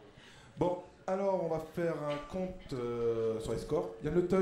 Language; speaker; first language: French; native; French